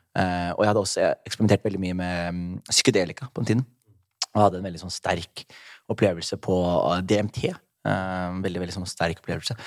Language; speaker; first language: Norwegian; early bilingual, other home language; Somali